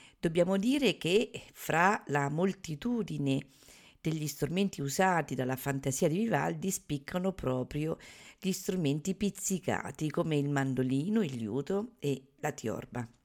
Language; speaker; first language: Italian; native; Italian